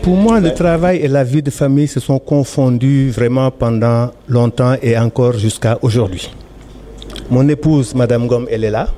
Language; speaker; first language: French; non-native, local second language; Wolof